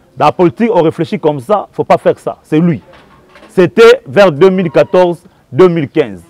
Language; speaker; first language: French; non-native, local second language; Lingala